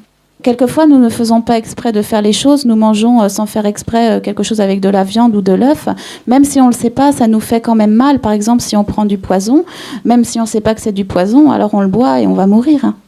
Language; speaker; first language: French; native; French